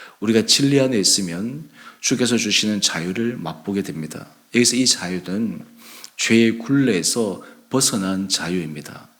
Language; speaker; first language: Korean; native; Korean